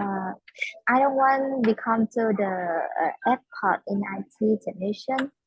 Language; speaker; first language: English; non-native, learner; Vietnamese